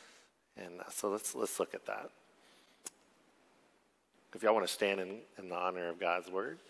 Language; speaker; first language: English; native; English